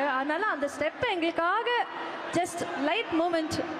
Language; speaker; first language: Tamil; native; Tamil